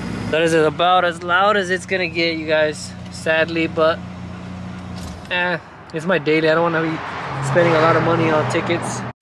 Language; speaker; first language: English; early bilingual, other home language; Spanish